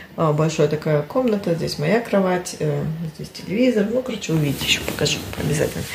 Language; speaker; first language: Russian; early bilingual, heritage; Russian